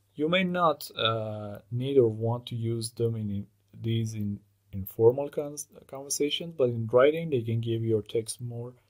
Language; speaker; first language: English; non-native, fluent; Persian